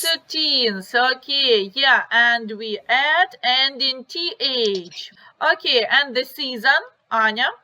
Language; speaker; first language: English; non-native, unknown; Ukrainian